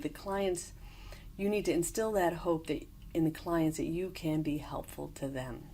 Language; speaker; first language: English; native; English